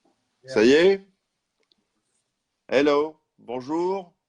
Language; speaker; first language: French; native; French